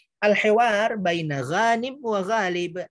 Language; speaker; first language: Arabic; non-native, fluent; Indonesian